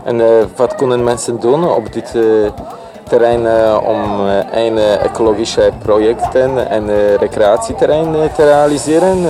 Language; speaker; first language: Dutch; non-native, learner; Polish